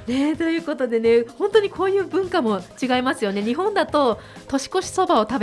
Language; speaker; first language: Japanese; native; Japanese